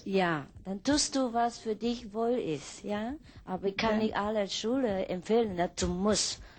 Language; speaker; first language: German; non-native, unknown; Vietnamese